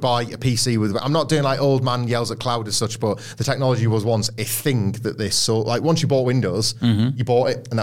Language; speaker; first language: English; native; English